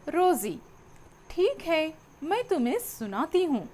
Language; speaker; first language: Hindi; non-native, local second language; Telugu